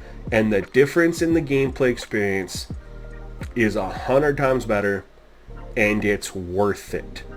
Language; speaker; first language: English; native; English